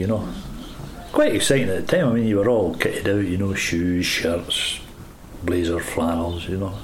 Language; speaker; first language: English; native; English